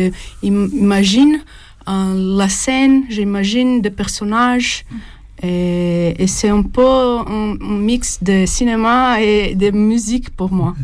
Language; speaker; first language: French; non-native, fluent; Portuguese